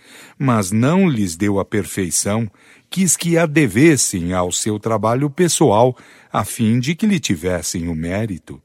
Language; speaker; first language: Portuguese; native; Portuguese